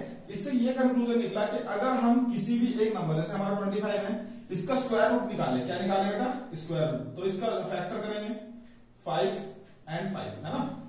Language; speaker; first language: Hindi; native; Hindi